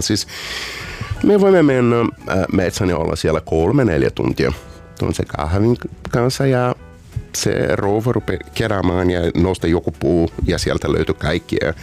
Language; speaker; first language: Finnish; non-native, fluent; Portuguese